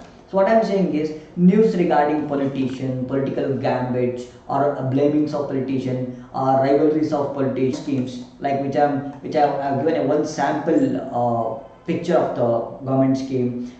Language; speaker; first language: English; non-native, local second language; Kannada